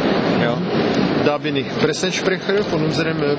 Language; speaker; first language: German; non-native, fluent; Czech